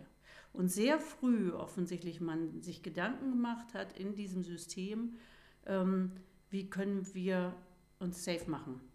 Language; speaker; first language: German; native; German